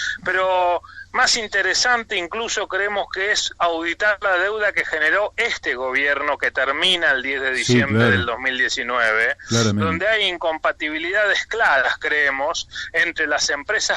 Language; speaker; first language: Spanish; native; Spanish